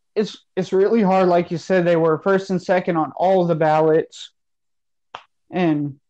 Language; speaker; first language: English; native; English